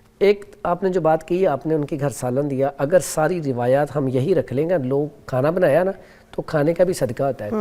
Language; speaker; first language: Urdu; non-native, local second language; Punjabi